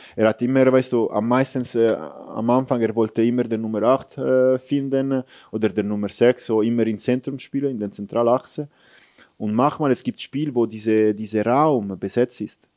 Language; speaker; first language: German; non-native, fluent; Italian